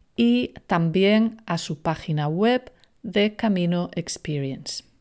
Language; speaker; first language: Spanish; native; Spanish